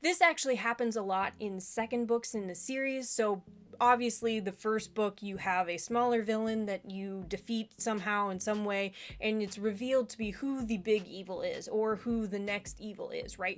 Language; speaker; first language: English; native; English